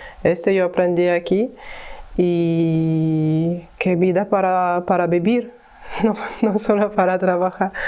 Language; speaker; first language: Spanish; non-native, learner; Ukrainian